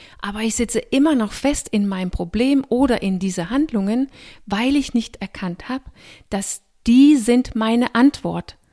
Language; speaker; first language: German; non-native, fluent; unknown